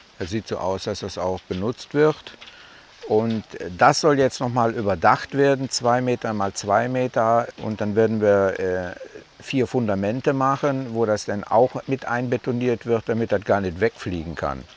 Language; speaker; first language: German; native; German